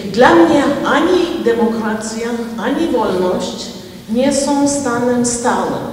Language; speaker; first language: Polish; non-native, fluent; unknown